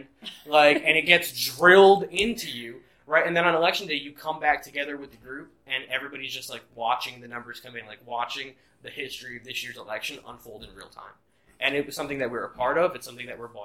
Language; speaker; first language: English; native; English